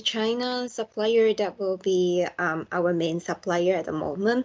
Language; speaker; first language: English; non-native, local second language; Chinese